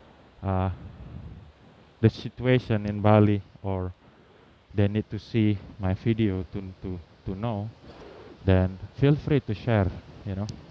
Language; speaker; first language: English; non-native, learner; Indonesian